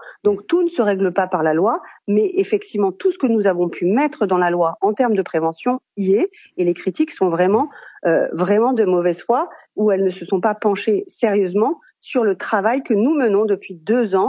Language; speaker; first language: French; native; French